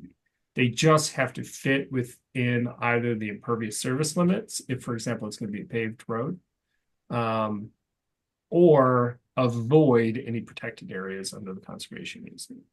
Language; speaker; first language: English; native; English